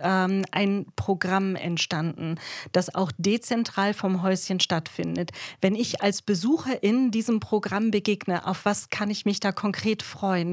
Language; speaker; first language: German; native; German